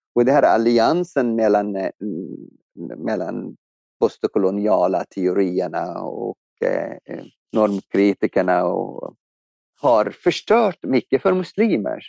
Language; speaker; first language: Swedish; non-native, fluent; Arabic